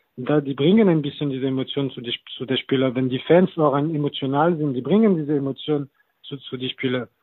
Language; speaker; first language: German; non-native, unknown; French